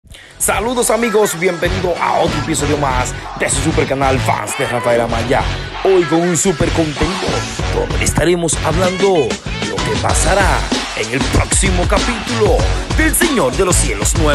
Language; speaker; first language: Spanish; native; Spanish